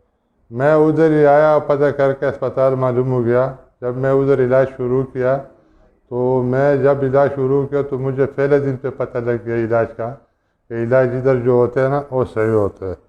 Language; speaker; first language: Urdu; non-native, local second language; Pashto